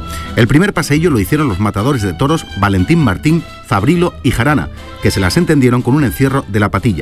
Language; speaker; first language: Spanish; native; Spanish